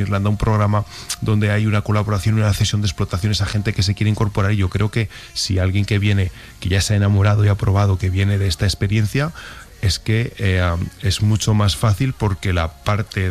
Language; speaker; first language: Spanish; native; Spanish